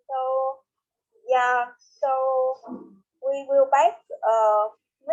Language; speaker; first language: English; non-native, learner; Vietnamese